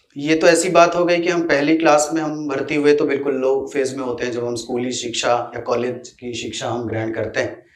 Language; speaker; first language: Hindi; native; Hindi